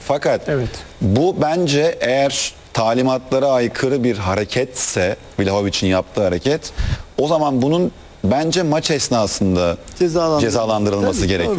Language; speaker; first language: Turkish; native; Turkish